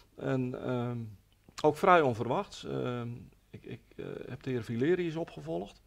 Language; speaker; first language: Dutch; native; Dutch